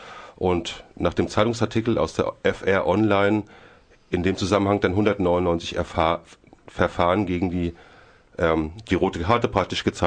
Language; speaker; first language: German; native; German